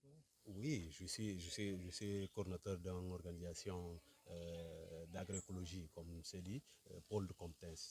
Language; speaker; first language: French; non-native, learner; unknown